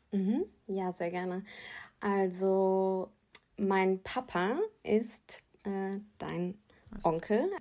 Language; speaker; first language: German; native; German